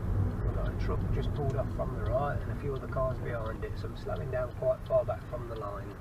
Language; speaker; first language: English; native; English